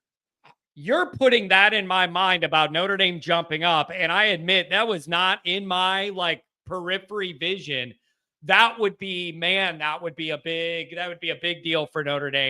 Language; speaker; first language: English; native; English